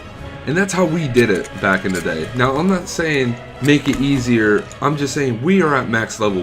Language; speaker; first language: English; native; English